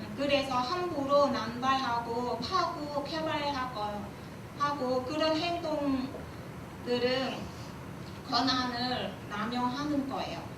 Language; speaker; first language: Korean; non-native, learner; Vietnamese